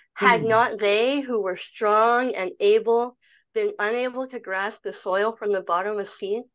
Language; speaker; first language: English; native; English